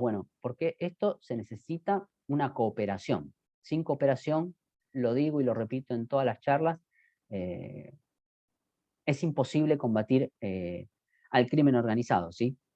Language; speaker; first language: Spanish; native; Spanish